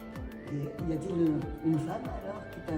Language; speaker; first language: French; native; French